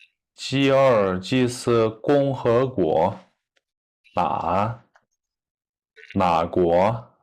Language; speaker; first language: Chinese; non-native, fluent; Kyrgyz